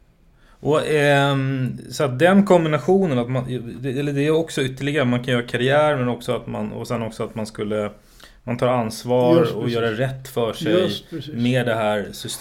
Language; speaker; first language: Swedish; native; Swedish